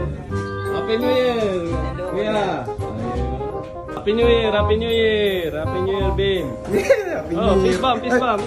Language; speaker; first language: English; non-native, local second language; Filipino